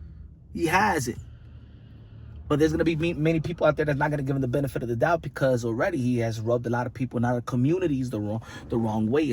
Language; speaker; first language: English; native; English